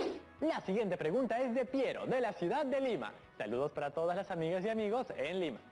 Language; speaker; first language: Spanish; native; Spanish